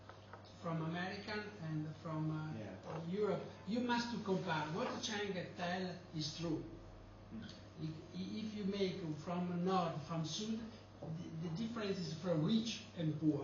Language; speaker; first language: English; non-native, learner; Italian